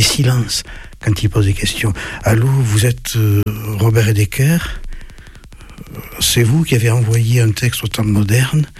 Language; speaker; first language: French; native; French